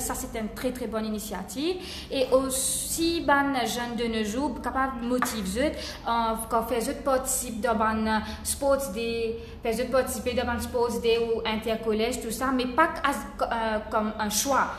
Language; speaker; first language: French; non-native, local second language; Morisyen